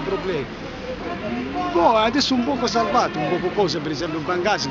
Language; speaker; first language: Italian; non-native, learner; Arabic